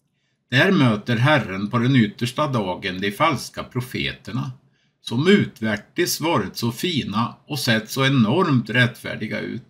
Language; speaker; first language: Swedish; native; Swedish